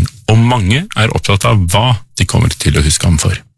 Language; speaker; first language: Norwegian; native; Norwegian